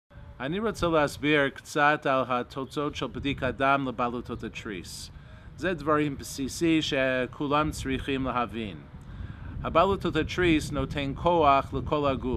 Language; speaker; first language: Hebrew; non-native, fluent; English